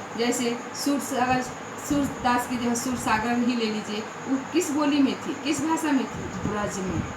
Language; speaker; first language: Hindi; native; Hindi